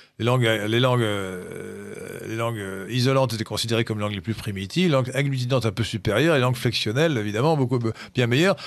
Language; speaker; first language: French; native; French